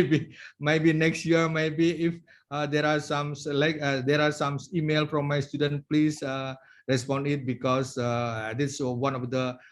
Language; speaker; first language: English; non-native, learner; Indonesian